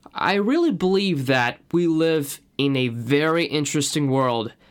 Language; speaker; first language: English; non-native, fluent; Russian